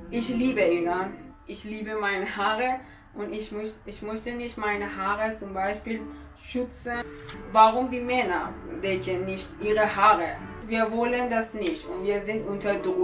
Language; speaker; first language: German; non-native, learner; Persian